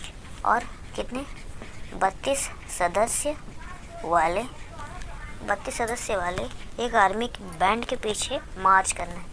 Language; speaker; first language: Hindi; native; Hindi